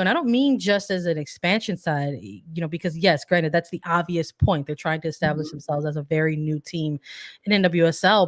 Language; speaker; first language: English; native; English